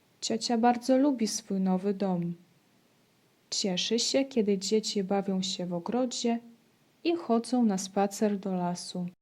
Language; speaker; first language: Polish; non-native, fluent; Ukrainian